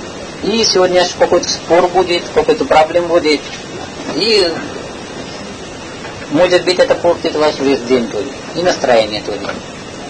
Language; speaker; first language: Russian; non-native, learner; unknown